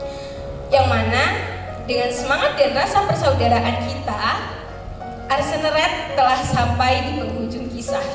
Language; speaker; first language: Indonesian; native; Indonesian